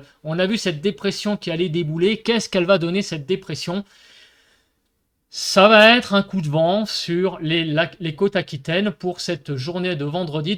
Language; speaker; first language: French; native; French